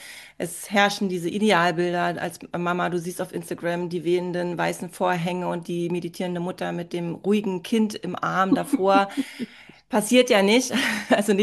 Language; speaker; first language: German; native; German